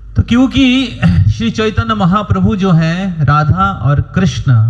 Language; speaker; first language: Hindi; non-native, local second language; Bangla